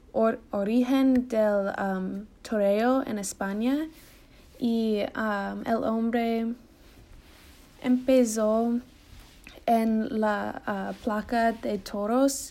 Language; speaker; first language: Spanish; non-native, learner; English